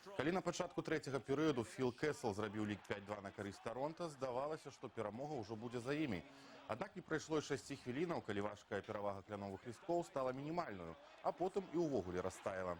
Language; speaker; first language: Belarusian; native; Belarusian